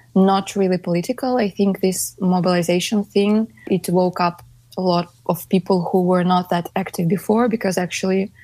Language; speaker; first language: English; non-native, fluent; Russian